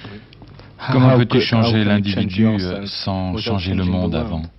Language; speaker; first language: French; native; French